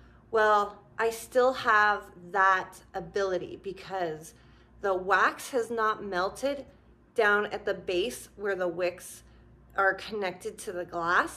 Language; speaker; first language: English; native; English